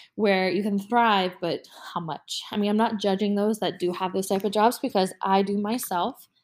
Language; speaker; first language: English; native; English